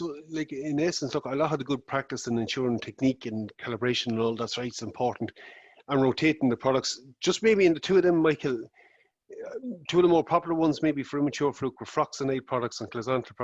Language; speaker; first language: English; native; English